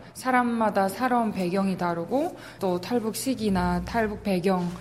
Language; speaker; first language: Korean; native; Korean